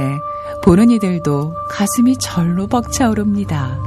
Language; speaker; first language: Korean; native; Korean